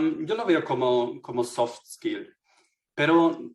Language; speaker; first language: Spanish; non-native, fluent; German